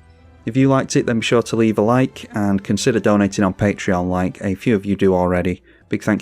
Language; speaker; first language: English; native; English